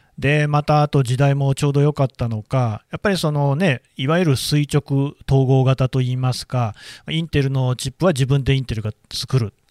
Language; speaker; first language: Japanese; native; Japanese